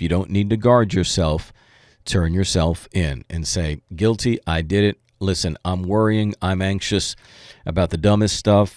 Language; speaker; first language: English; native; English